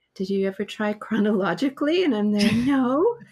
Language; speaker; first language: English; native; English